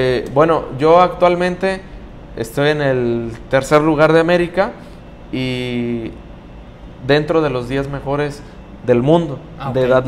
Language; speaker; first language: Spanish; native; Spanish